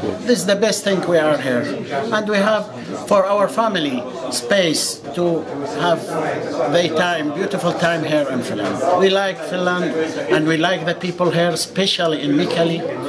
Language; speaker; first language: English; non-native, learner; Arabic